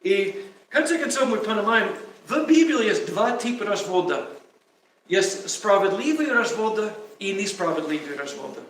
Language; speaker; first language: Russian; non-native, learner; English